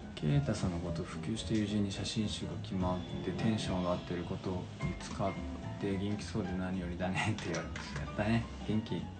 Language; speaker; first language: Japanese; native; Japanese